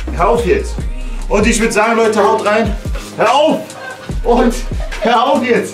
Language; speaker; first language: German; native; German